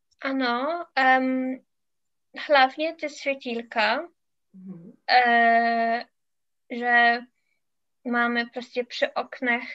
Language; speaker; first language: Czech; non-native, learner; English